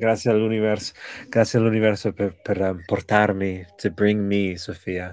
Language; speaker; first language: Italian; early bilingual, other home language; English